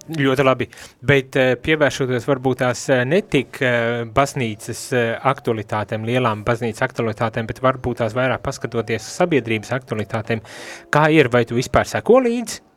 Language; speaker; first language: Latvian; native; Latvian